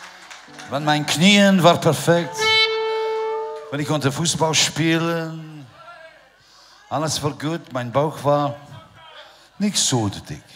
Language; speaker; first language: German; non-native, learner; English